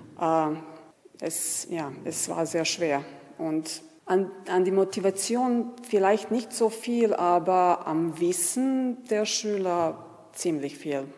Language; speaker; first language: German; non-native, fluent; Serbian